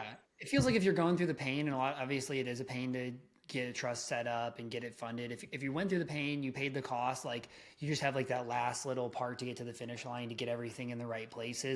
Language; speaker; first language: English; native; English